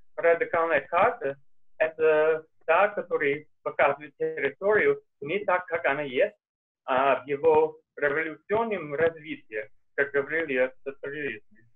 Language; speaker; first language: Russian; non-native, fluent; English